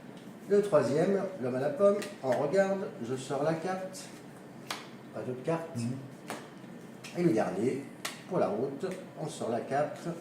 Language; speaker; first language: French; native; French